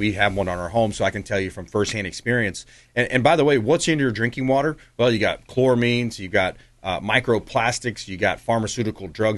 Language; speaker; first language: English; native; English